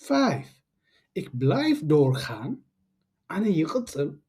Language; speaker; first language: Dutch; non-native, learner; Tigrinya